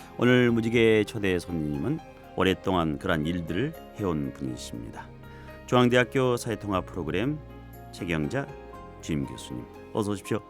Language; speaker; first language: Korean; native; Korean